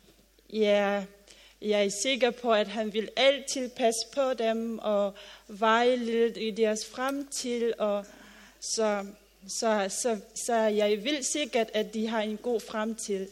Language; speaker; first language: Danish; non-native, learner; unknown